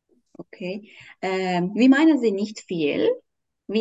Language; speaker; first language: German; non-native, learner; Turkish